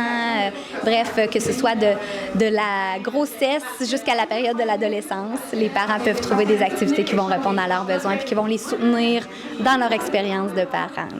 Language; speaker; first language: French; native; French